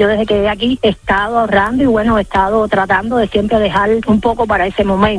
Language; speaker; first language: Spanish; native; Spanish